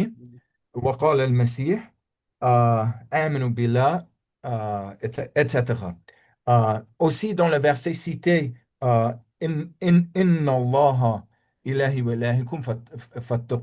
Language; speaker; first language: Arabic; non-native, fluent; English